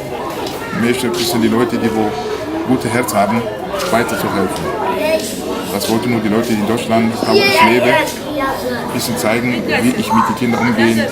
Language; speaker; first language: German; non-native, learner; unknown